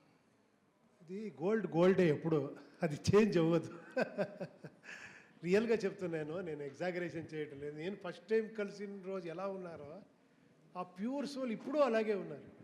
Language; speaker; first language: Telugu; non-native, local second language; Kannada